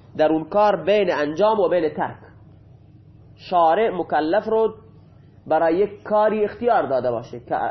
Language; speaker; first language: Persian; non-native, local second language; Baluchi